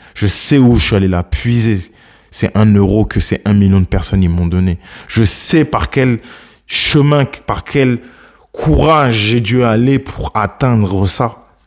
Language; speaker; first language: French; early bilingual, other home language; Akan